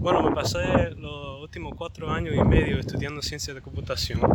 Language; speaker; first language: Spanish; early bilingual, heritage; Spanish